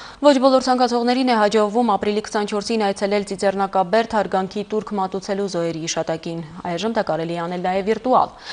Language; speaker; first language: Armenian; native; Armenian